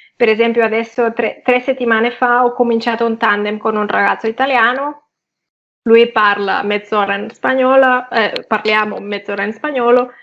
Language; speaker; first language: Italian; non-native, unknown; Catalan